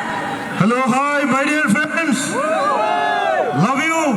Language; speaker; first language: Hindi; non-native, local second language; Malayalam